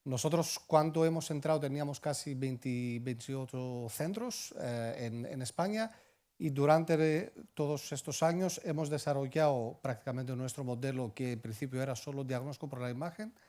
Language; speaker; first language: Spanish; non-native, fluent; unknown